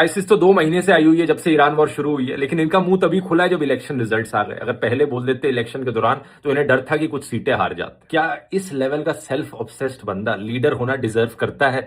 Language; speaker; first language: Hindi; native; Hindi